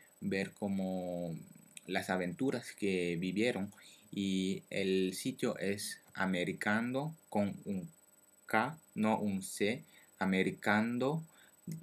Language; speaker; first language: Spanish; non-native, learner; French